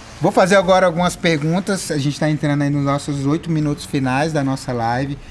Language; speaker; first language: Portuguese; native; Portuguese